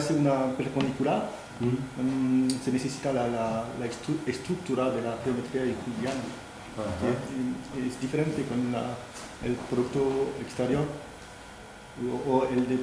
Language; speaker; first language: Spanish; non-native, fluent; French